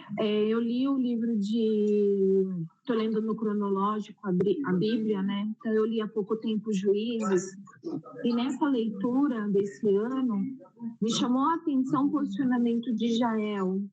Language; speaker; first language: Portuguese; native; Portuguese